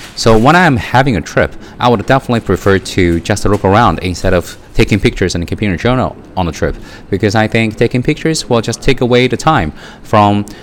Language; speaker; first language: English; non-native, fluent; Chinese